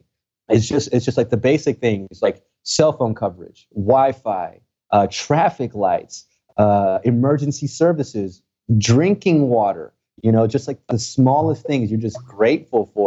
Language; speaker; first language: English; early bilingual, other home language; Spanish